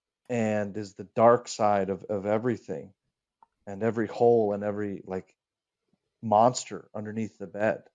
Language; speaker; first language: English; native; English